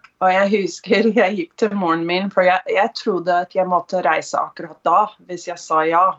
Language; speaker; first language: Norwegian; non-native, fluent; English